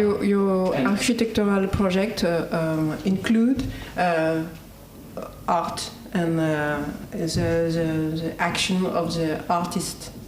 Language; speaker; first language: English; non-native, learner; French